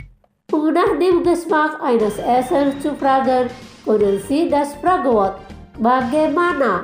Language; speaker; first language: German; non-native, fluent; Indonesian